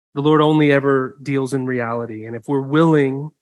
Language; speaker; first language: English; native; English